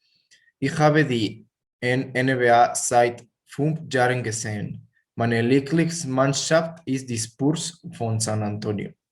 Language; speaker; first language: German; non-native, learner; Spanish